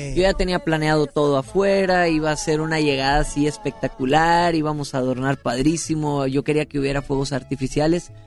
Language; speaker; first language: Spanish; native; Spanish